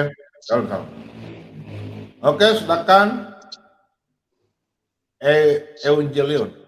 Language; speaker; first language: Indonesian; native; Indonesian